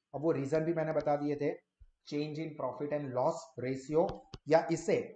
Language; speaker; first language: Hindi; non-native, local second language; Gujarati